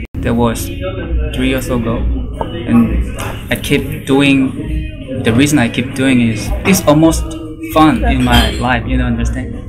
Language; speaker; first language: English; non-native, learner; Korean